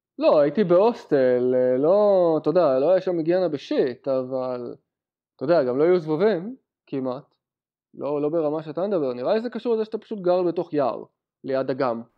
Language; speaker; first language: Hebrew; native; Hebrew